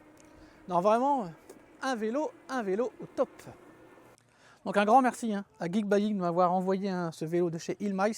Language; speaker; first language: French; native; French